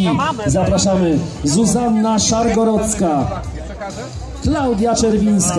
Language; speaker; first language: Polish; native; Polish